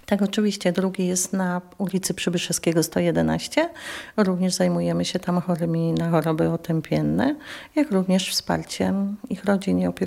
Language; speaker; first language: Polish; native; Polish